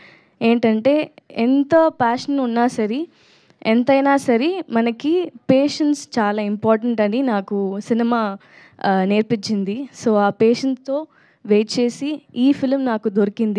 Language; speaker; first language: Telugu; non-native, learner; Tamil